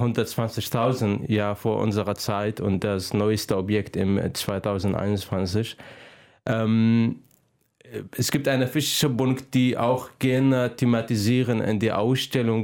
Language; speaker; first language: German; non-native, fluent; Arabic